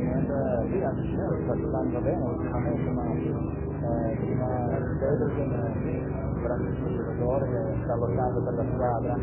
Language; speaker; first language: Italian; non-native, local second language; Swiss German